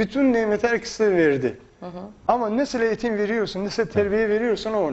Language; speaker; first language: Turkish; non-native, fluent; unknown